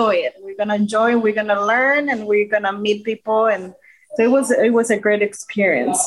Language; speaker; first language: English; non-native, fluent; Spanish